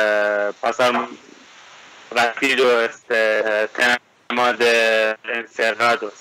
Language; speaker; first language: Spanish; non-native, fluent; Persian